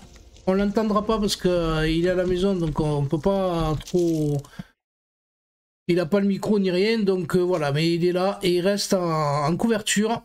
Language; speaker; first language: French; native; French